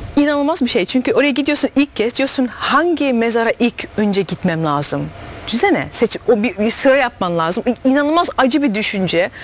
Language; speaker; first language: Turkish; early bilingual, heritage; Turkish